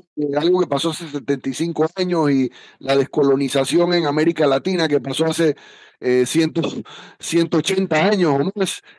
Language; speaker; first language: Spanish; native; Spanish